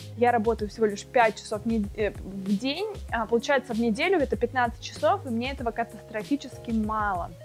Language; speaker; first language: Russian; native; Russian